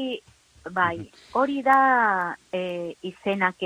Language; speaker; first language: Basque; non-native, learner; Spanish